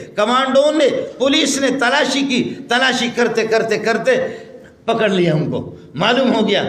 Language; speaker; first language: Urdu; non-native, local second language; Baluchi